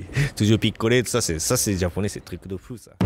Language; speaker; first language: French; non-native, learner; Japanese